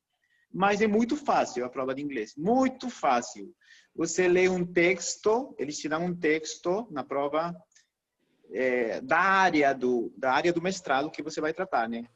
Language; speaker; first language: Portuguese; non-native, fluent; Spanish